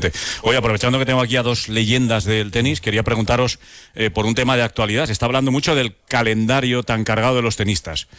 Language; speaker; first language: Spanish; native; Spanish